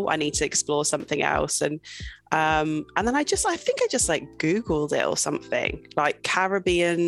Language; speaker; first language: English; native; English